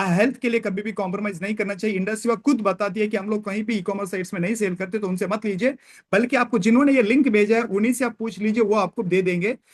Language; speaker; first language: Hindi; non-native, local second language; Kannada